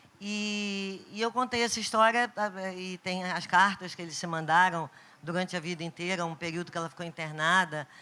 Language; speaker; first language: Portuguese; native; Portuguese